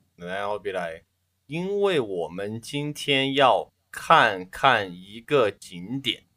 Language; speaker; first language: Chinese; non-native, learner; English